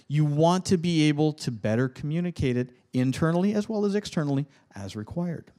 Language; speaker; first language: English; native; English